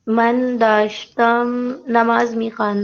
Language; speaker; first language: Persian; non-native, learner; Urdu